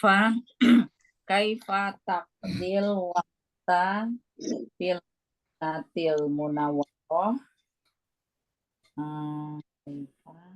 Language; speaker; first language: Arabic; non-native, learner; Indonesian